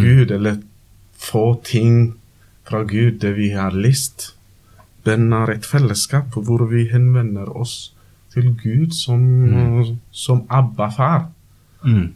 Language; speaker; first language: Norwegian; non-native, learner; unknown